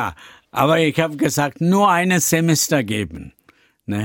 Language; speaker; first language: German; non-native, learner; Tamil